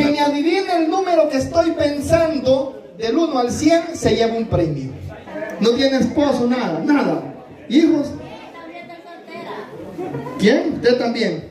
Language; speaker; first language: Spanish; native; Spanish